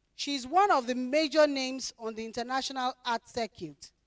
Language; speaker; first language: English; non-native, local second language; Yoruba